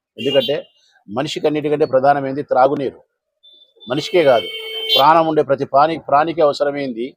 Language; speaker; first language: Telugu; native; Telugu